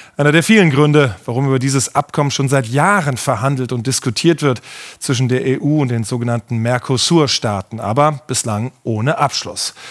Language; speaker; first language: German; native; German